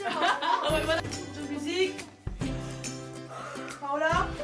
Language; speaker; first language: French; native; French